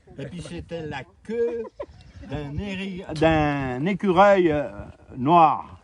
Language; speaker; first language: French; native; French